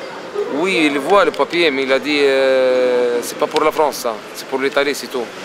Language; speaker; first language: French; non-native, learner; Arabic